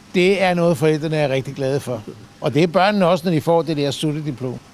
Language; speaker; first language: Danish; native; Danish